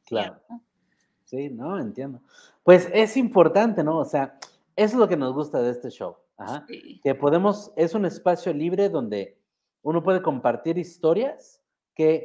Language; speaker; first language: Spanish; native; Spanish